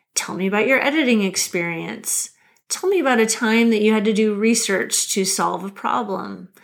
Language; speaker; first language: English; native; English